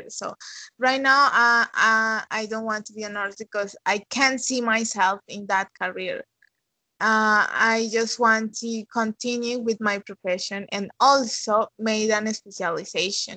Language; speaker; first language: English; non-native, fluent; Spanish